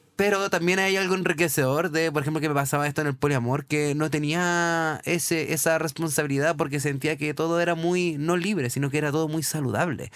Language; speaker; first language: Spanish; native; Spanish